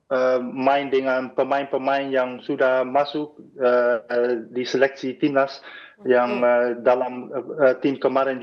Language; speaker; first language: Indonesian; non-native, fluent; Dutch